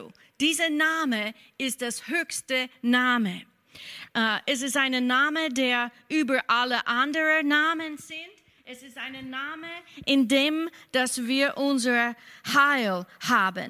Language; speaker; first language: German; non-native, fluent; English